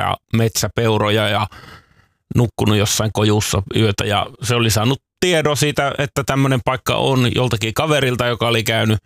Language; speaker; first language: Finnish; native; Finnish